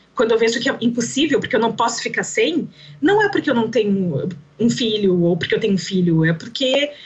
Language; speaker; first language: Portuguese; native; Portuguese